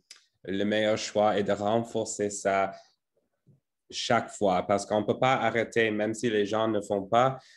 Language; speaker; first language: French; non-native, fluent; English